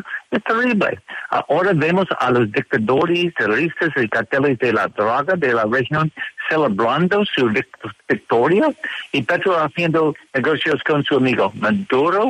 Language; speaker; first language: Spanish; non-native, learner; English